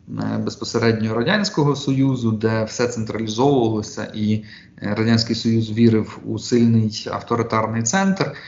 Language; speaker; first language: Ukrainian; native; Ukrainian